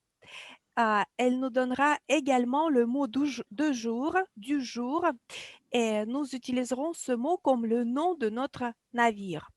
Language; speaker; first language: French; non-native, fluent; Russian